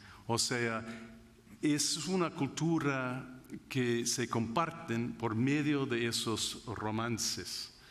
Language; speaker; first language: Spanish; non-native, fluent; English